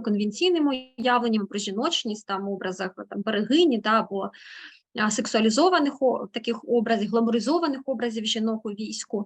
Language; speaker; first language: Ukrainian; native; Ukrainian